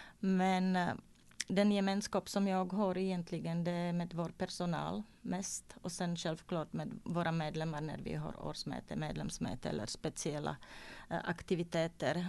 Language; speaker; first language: Swedish; non-native, fluent; Czech